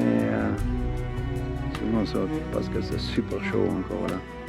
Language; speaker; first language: French; non-native, learner; English